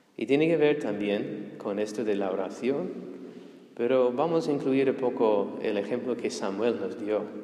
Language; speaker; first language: Spanish; non-native, fluent; English